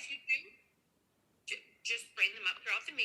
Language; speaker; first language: English; native; English